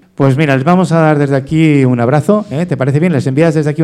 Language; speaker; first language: Spanish; native; Spanish